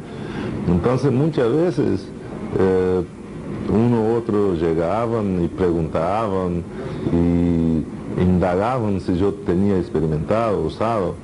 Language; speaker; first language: Spanish; non-native, fluent; Portuguese